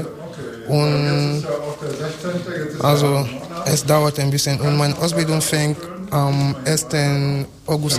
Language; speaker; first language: German; non-native, learner; French